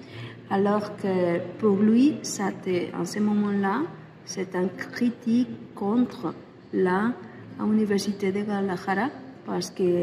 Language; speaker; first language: French; non-native, learner; Spanish